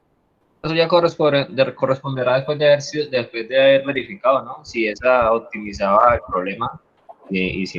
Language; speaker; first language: Spanish; native; Spanish